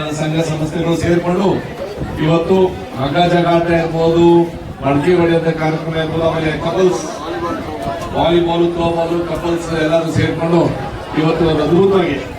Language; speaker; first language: Kannada; native; Kannada